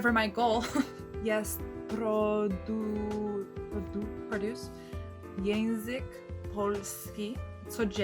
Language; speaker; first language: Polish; early bilingual, heritage; Polish